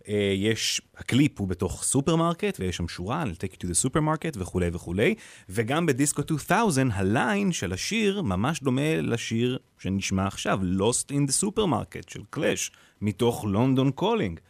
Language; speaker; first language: Hebrew; native; Hebrew